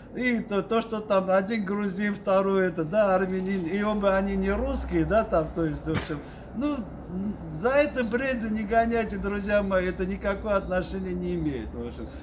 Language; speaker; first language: Russian; non-native, local second language; Armenian